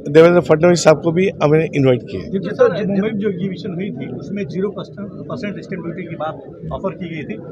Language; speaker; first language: Hindi; non-native, local second language; Gujarati